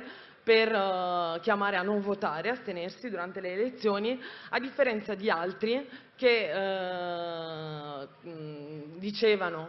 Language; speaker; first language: Italian; native; Italian